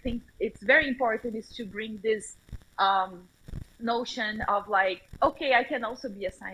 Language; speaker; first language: English; non-native, fluent; Portuguese